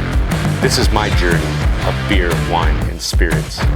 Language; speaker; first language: English; native; English